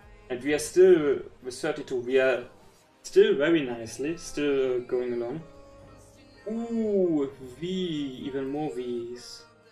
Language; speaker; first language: English; non-native, fluent; German